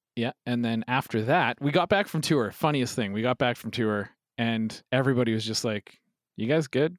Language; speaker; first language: English; native; English